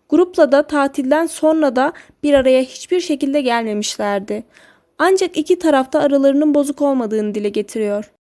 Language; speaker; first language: Turkish; native; Turkish